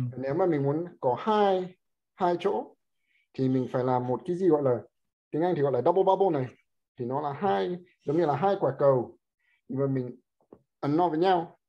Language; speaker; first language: Vietnamese; non-native, fluent; English